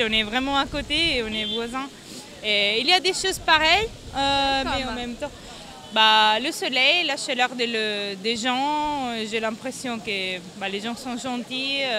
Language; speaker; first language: French; non-native, fluent; Italian